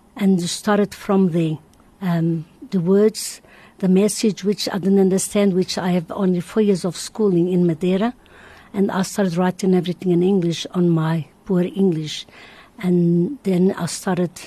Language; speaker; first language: English; non-native, learner; Portuguese